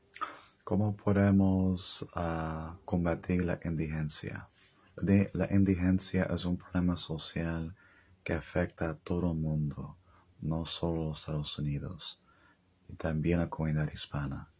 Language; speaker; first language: Spanish; early bilingual, heritage; English